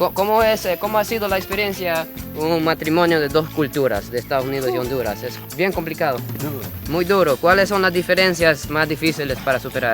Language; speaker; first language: Spanish; non-native, fluent; Japanese